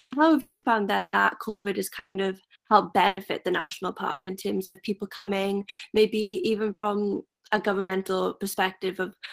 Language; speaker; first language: English; native; English